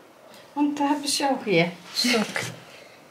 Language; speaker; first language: German; non-native, learner; Greek